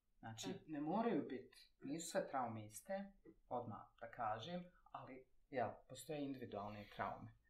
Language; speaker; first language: Bosnian; native; Bosnian